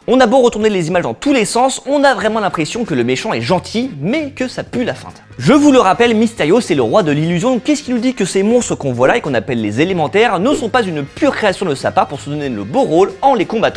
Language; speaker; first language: French; native; French